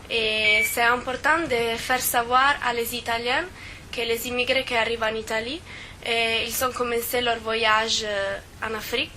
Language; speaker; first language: French; non-native, fluent; Italian